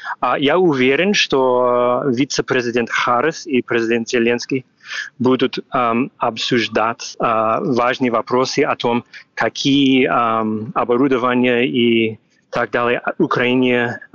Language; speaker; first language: Russian; non-native, fluent; English